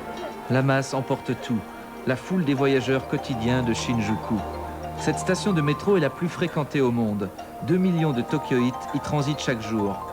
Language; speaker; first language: French; native; French